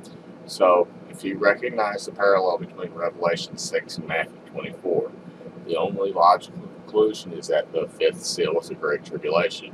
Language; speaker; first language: English; native; English